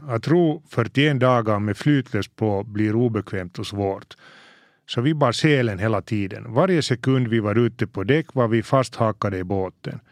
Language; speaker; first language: Swedish; native; Swedish